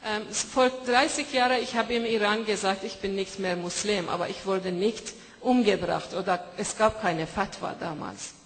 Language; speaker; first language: German; non-native, fluent; Persian